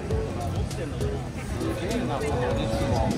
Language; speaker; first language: Japanese; native; Japanese